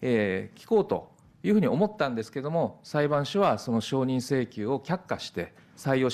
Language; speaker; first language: Japanese; native; Japanese